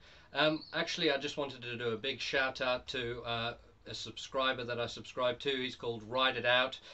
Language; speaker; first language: English; native; English